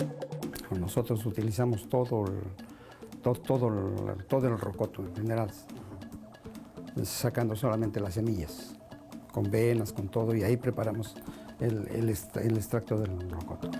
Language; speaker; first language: Spanish; native; Spanish